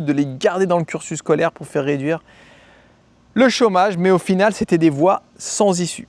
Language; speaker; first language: French; native; French